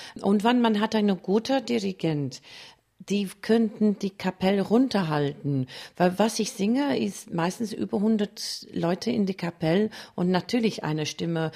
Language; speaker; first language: German; non-native, fluent; English